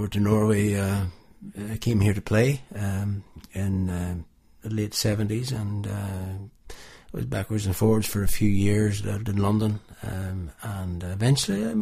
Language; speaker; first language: English; native; English